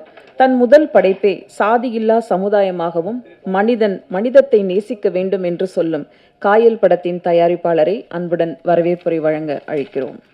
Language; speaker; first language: Tamil; native; Tamil